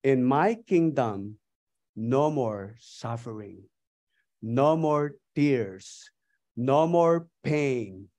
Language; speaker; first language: English; non-native, local second language; Filipino